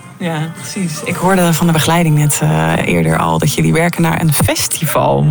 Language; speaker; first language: Dutch; native; Dutch